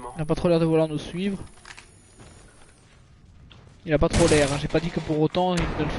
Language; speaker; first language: French; native; French